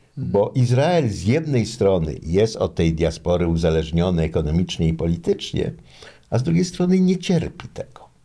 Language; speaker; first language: Polish; native; Polish